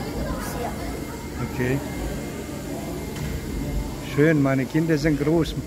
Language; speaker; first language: German; early bilingual, other home language; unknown